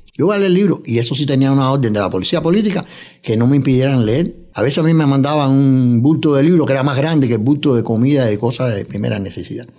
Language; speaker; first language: Spanish; native; Spanish